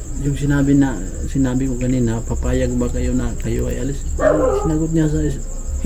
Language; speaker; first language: Filipino; non-native, local second language; Cebuano